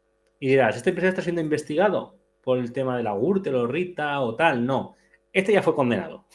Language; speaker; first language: Spanish; native; Spanish